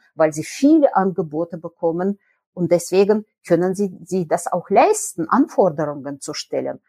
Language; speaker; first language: German; non-native, fluent; Russian